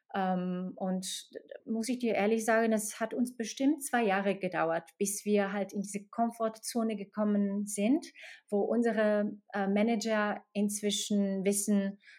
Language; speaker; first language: German; non-native, fluent; Slovak